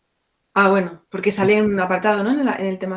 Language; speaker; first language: Spanish; native; Spanish